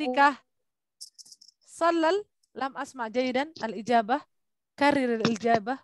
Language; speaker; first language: Arabic; non-native, fluent; Indonesian